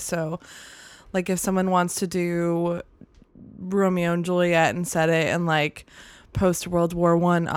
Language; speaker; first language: English; native; English